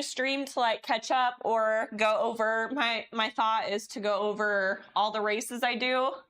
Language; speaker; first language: English; native; English